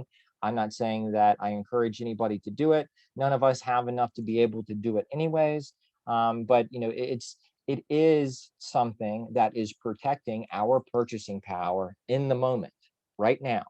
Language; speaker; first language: English; native; English